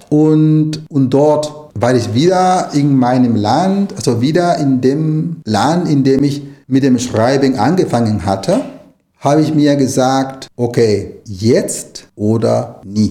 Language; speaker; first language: German; non-native, fluent; Spanish